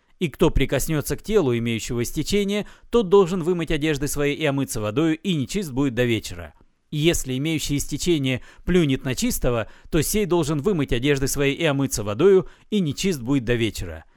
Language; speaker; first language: Russian; native; Russian